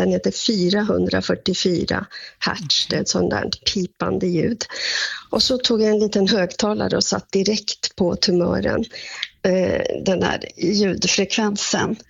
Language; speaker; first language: Swedish; native; Swedish